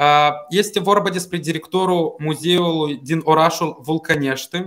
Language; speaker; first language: Romanian; non-native, local second language; Russian